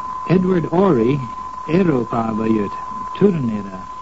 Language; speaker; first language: Hungarian; non-native, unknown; English